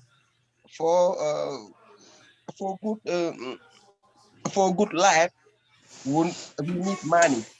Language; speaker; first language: English; non-native, learner; French